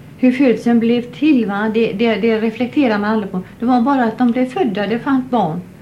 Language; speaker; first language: Swedish; native; Swedish